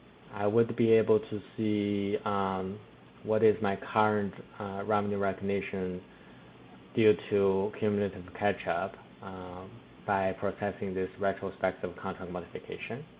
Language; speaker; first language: English; non-native, fluent; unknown